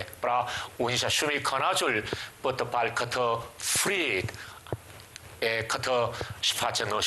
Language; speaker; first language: Albanian; non-native, learner; Korean